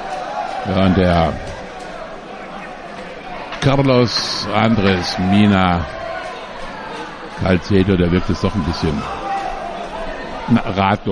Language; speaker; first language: German; native; German